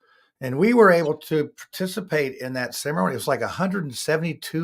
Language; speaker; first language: English; native; English